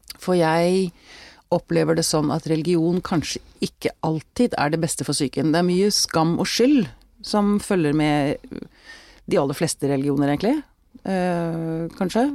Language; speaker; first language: Norwegian; native; Norwegian